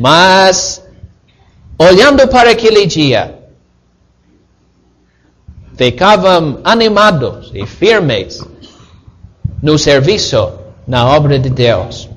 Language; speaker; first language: Portuguese; non-native, fluent; English